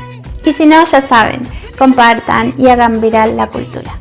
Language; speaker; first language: Spanish; native; Spanish